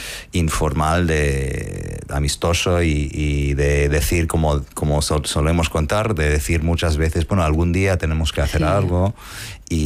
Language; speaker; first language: Spanish; non-native, fluent; English